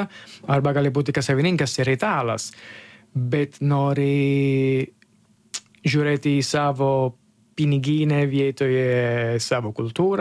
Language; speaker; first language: Lithuanian; non-native, learner; Italian